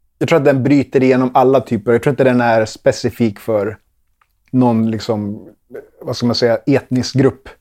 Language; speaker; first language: Swedish; early bilingual, other home language; Spanish